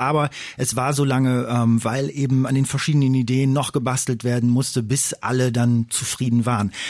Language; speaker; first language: German; native; German